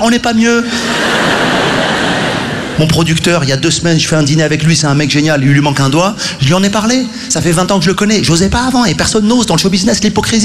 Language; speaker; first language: French; native; French